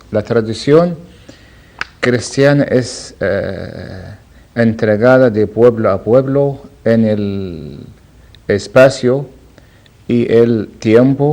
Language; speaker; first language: Spanish; non-native, learner; Arabic